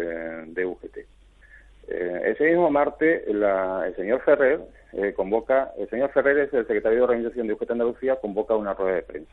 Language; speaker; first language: Spanish; native; Spanish